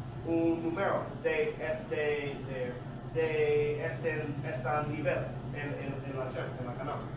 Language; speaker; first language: Spanish; non-native, learner; English